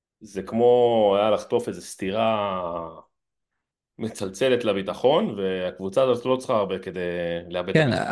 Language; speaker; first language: Hebrew; native; Hebrew